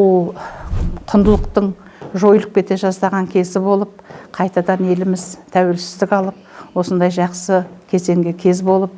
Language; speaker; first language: Kazakh; native; Kazakh